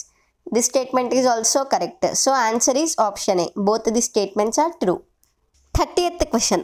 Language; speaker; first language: English; non-native, local second language; Telugu